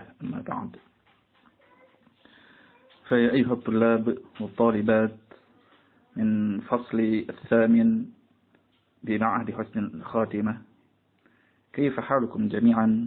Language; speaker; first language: Arabic; non-native, fluent; Indonesian